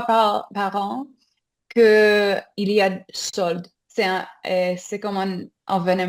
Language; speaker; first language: French; non-native, learner; English